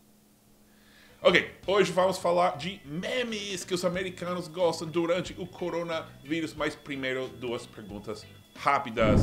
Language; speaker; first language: Portuguese; non-native, fluent; English